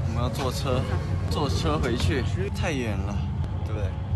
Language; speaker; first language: Chinese; early bilingual, heritage; Chinese